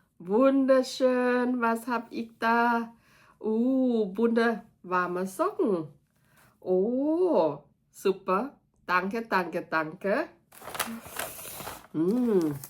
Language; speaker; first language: German; non-native, learner; Thai